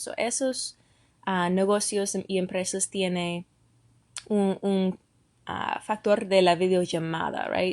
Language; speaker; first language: Spanish; non-native, fluent; English